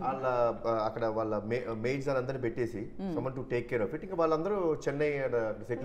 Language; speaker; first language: Telugu; native; Telugu